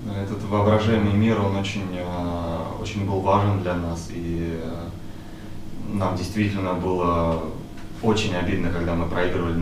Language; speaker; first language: Russian; native; Russian